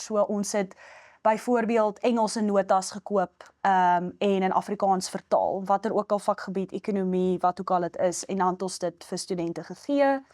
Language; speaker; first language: Afrikaans; native; Afrikaans